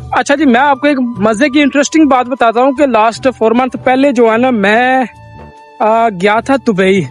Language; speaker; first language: Urdu; non-native, local second language; Punjabi